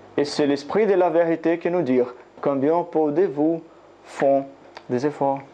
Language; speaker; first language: French; non-native, learner; Portuguese